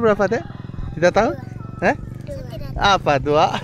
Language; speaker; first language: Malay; non-native, learner; Turkish